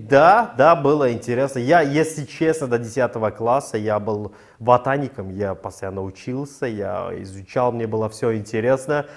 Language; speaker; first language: Russian; non-native, local second language; Tajik